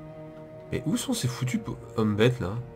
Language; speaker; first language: French; native; French